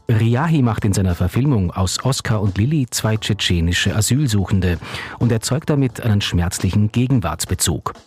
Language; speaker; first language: German; native; German